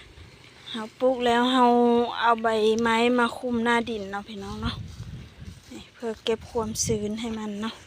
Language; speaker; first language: Thai; non-native, local second language; Lao